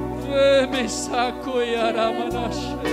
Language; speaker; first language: Spanish; native; Spanish